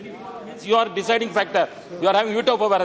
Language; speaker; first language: English; non-native, local second language; Tamil